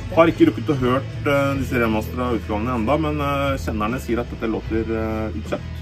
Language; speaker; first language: Norwegian; native; Norwegian